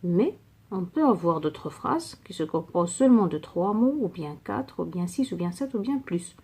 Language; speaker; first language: French; non-native, local second language; Arabic